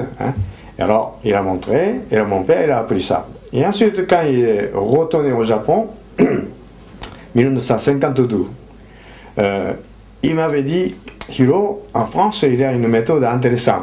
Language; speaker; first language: French; non-native, fluent; Japanese